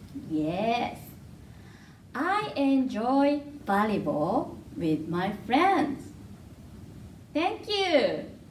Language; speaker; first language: English; non-native, fluent; Japanese